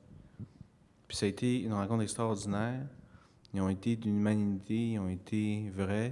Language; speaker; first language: French; native; French